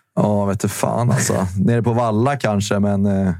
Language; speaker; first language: Swedish; non-native, fluent; Icelandic